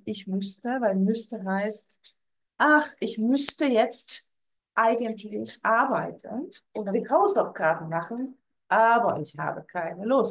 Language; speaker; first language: German; non-native, fluent; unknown